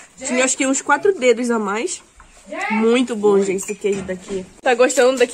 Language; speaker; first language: Portuguese; native; Portuguese